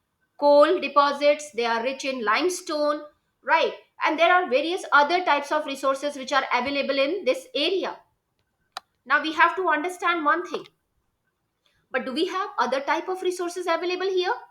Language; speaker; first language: English; non-native, local second language; Hindi